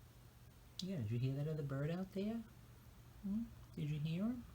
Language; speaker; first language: English; native; English